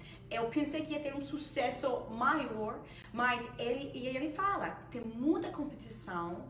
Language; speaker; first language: Portuguese; non-native, fluent; Spanish